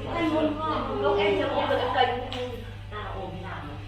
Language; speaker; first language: Vietnamese; native; Vietnamese